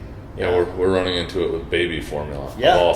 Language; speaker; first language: English; native; English